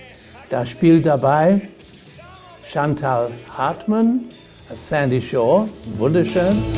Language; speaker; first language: German; non-native, fluent; English